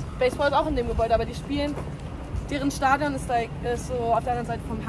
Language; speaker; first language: German; native; German